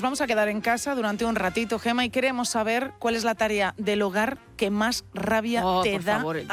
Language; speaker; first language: Spanish; native; Spanish